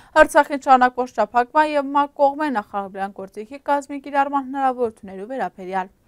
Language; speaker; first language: Armenian; early bilingual, heritage; Armenian